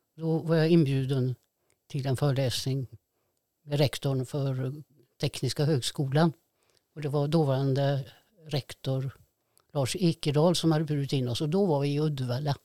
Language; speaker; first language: Swedish; native; Swedish